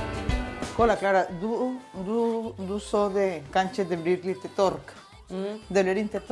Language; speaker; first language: Swedish; non-native, learner; Spanish